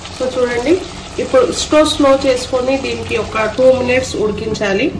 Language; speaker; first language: Telugu; non-native, local second language; Urdu